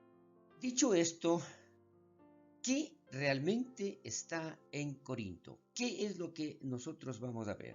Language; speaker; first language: Spanish; native; Spanish